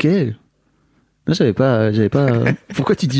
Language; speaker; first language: French; native; French